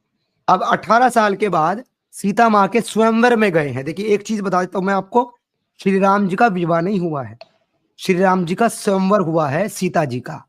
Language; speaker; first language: Hindi; native; Hindi